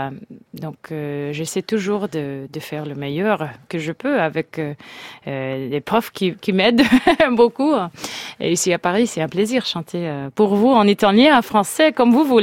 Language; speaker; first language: French; non-native, fluent; Spanish